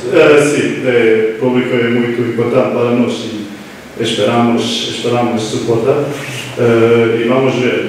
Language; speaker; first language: Portuguese; non-native, learner; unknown